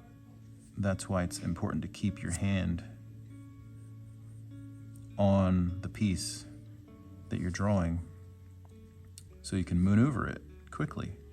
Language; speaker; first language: English; native; English